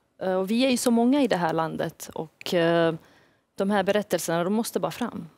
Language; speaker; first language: Swedish; early bilingual, other home language; Bosnian